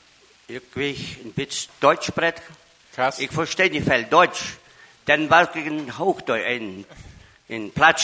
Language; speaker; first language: German; non-native, learner; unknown